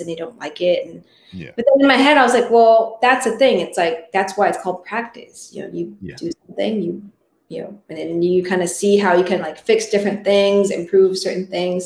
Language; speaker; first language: English; non-native, local second language; Filipino